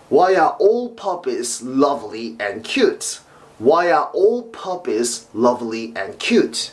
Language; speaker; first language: English; non-native, fluent; Korean